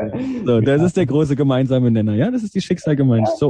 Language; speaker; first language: German; native; German